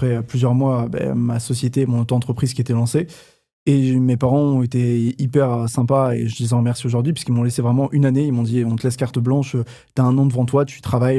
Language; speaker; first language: French; native; French